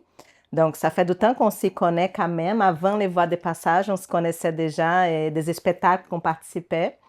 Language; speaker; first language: French; non-native, learner; Portuguese